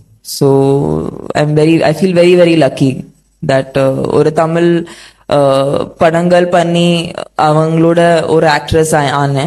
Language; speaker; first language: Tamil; non-native, fluent; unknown